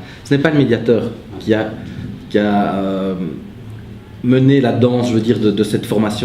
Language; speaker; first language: French; native; French